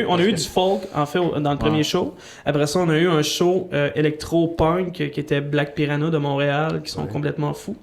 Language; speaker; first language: French; native; French